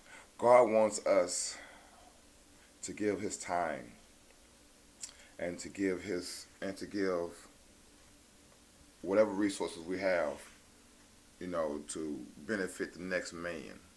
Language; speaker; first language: English; native; English